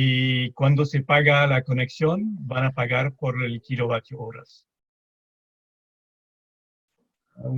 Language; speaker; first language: Spanish; non-native, fluent; French